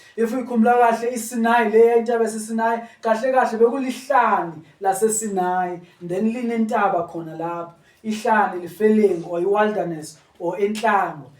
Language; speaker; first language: Zulu; non-native, local second language; Xhosa